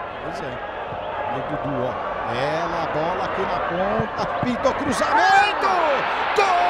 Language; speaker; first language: Portuguese; native; Portuguese